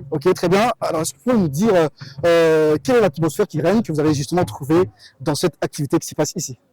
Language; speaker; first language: French; non-native, local second language; Lingala